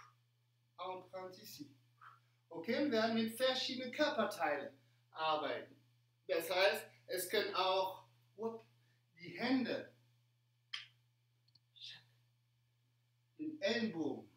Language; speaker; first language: German; non-native, fluent; French